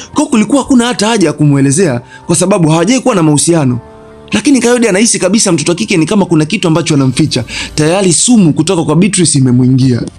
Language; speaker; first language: Swahili; native; Swahili